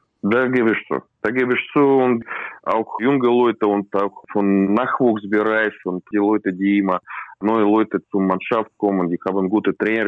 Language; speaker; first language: German; non-native, learner; Russian